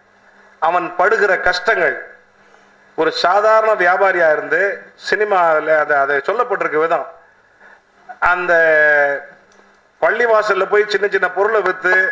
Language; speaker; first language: Tamil; native; Tamil